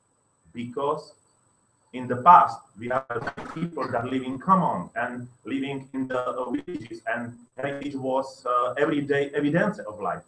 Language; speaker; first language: English; non-native, learner; Slovak